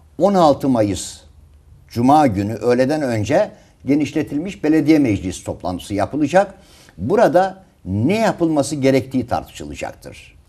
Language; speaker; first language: Turkish; native; Turkish